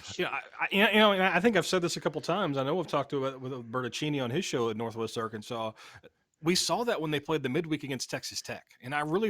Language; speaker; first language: English; native; English